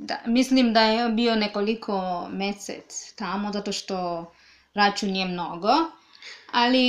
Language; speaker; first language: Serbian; non-native, learner; English